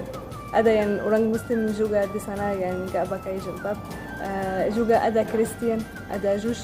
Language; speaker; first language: Indonesian; non-native, fluent; Arabic